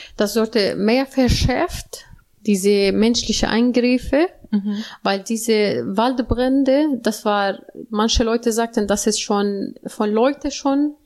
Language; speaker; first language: German; non-native, learner; Arabic